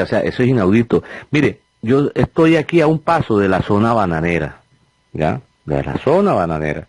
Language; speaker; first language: Spanish; native; Spanish